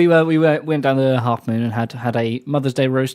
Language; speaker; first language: English; native; English